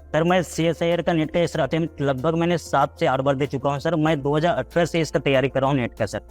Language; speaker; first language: Hindi; native; Hindi